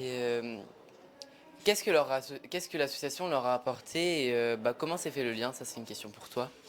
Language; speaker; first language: French; native; French